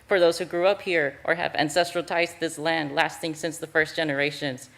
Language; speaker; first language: English; native; English